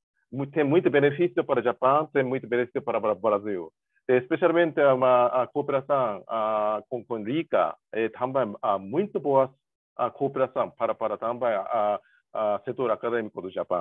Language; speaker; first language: Portuguese; non-native, learner; Japanese